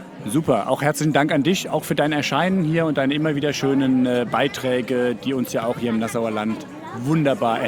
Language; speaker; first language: German; native; German